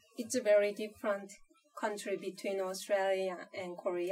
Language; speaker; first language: English; non-native, fluent; Korean